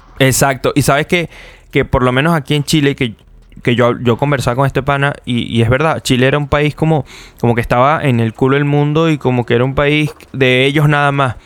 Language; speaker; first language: Spanish; native; Spanish